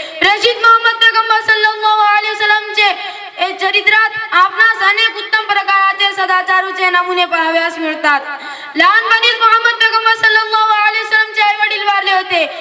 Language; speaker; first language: Marathi; non-native, local second language; Urdu